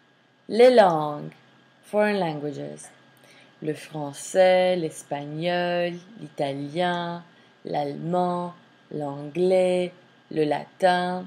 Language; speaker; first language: French; non-native, fluent; English